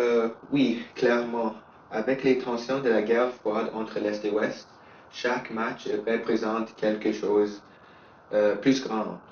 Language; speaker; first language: French; non-native, learner; English